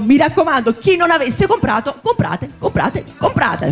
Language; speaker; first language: Italian; native; Italian